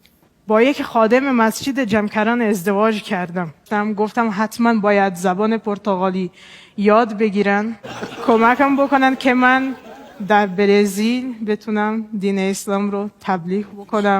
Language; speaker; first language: Persian; non-native, fluent; Portuguese